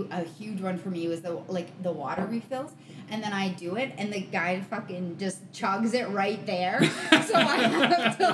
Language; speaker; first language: English; native; English